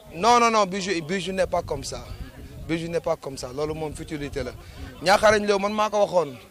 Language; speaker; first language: Wolof; native; Wolof